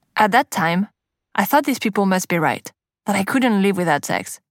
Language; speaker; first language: English; non-native, fluent; French